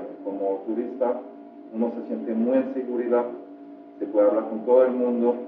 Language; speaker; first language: Spanish; non-native, fluent; French